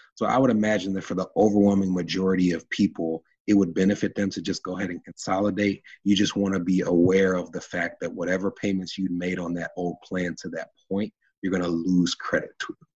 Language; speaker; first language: English; native; English